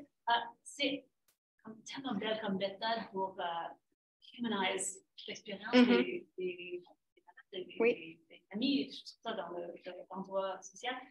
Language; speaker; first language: French; non-native, fluent; English